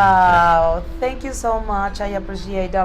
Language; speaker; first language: English; non-native, learner; Spanish